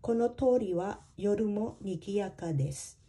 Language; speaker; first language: Japanese; non-native, fluent; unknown